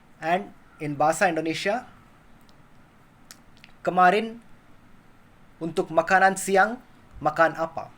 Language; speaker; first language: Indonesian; non-native, learner; Kannada